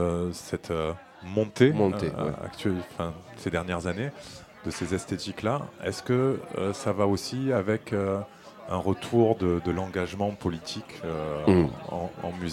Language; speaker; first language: French; native; French